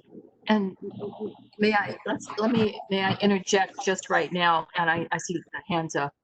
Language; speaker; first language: English; native; English